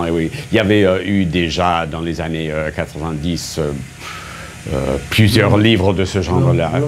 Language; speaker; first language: French; non-native, fluent; English